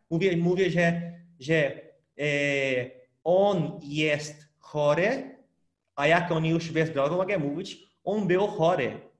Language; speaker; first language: Polish; non-native, fluent; Portuguese